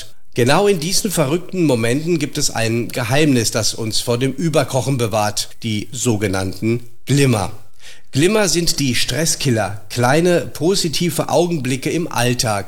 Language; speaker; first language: German; native; German